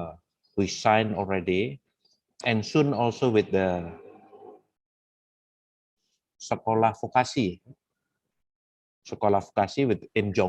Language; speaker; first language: English; non-native, fluent; Indonesian